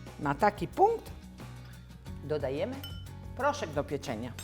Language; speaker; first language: Polish; non-native, learner; Italian